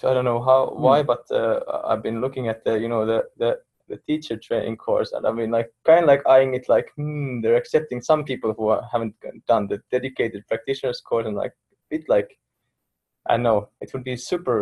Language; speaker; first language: English; non-native, fluent; Finnish